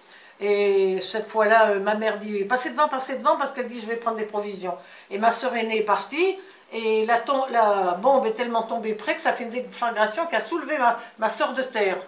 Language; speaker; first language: French; native; French